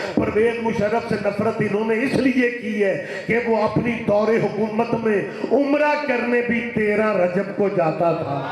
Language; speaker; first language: Urdu; non-native, local second language; Punjabi